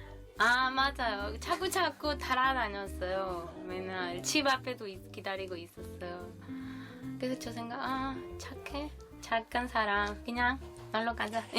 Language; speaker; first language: Korean; non-native, learner; Spanish